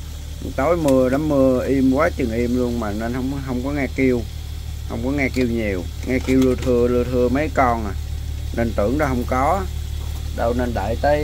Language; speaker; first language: Vietnamese; native; Vietnamese